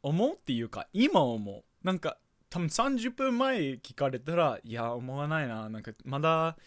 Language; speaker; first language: Japanese; non-native, fluent; English